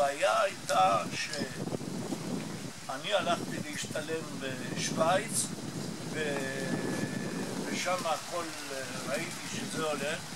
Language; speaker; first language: Hebrew; non-native, fluent; Italian